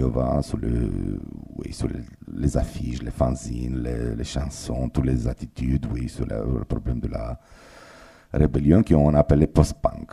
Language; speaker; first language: French; non-native, fluent; Romanian